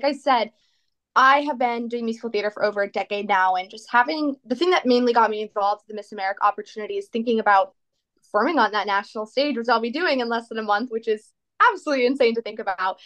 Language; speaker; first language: English; native; English